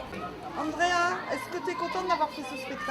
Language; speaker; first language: French; native; French